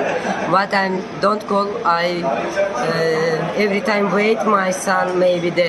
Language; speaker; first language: English; non-native, learner; Russian